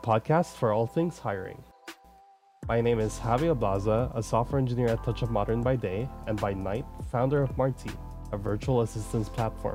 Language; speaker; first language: English; non-native, local second language; Filipino